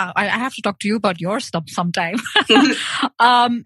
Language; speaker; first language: English; non-native, local second language; Hindi